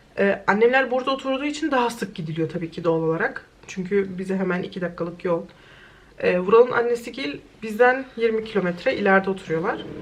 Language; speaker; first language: Turkish; early bilingual, heritage; Turkish